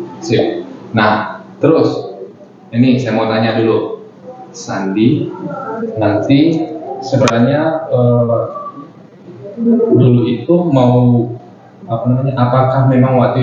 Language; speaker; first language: Indonesian; non-native, local second language; Javanese